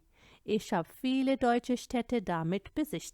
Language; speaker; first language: German; non-native, fluent; Urdu